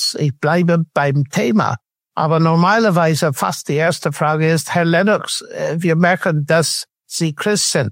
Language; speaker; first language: German; non-native, fluent; English